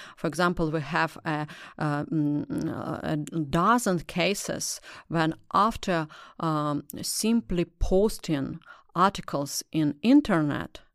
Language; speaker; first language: English; non-native, learner; Russian